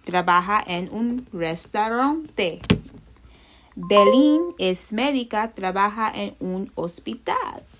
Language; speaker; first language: Spanish; non-native, learner; English